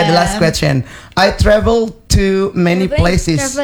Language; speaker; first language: English; non-native, learner; Indonesian